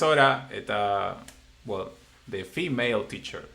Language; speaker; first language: English; non-native, fluent; Spanish